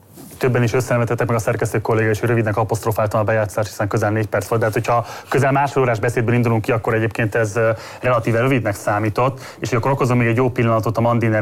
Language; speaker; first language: Hungarian; native; Hungarian